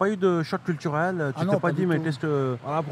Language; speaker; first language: French; native; French